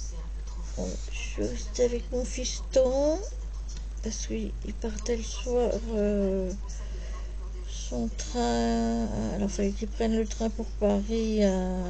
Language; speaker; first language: French; native; French